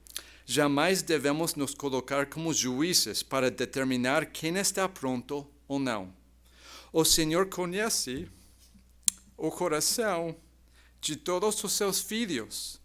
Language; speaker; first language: Portuguese; non-native, fluent; English